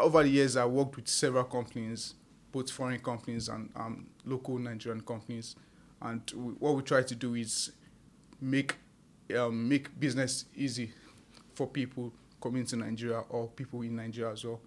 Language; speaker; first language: English; non-native, local second language; Yoruba